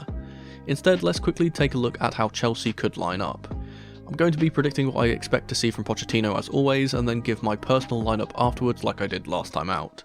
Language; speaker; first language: English; native; English